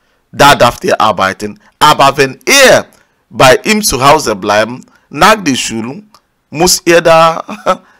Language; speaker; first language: German; non-native, learner; Igbo